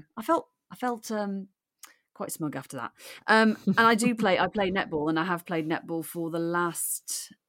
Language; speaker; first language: English; native; English